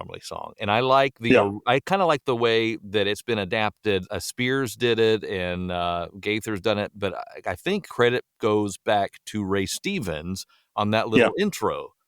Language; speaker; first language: English; native; English